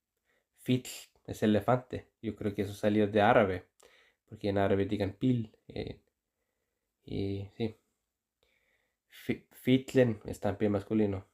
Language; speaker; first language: Spanish; non-native, fluent; Icelandic